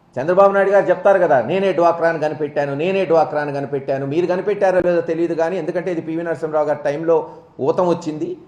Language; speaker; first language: Telugu; native; Telugu